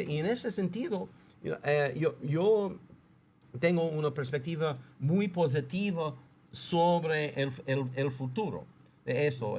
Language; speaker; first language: Spanish; non-native, fluent; English